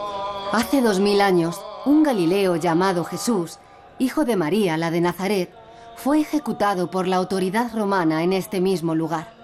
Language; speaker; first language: Spanish; native; Spanish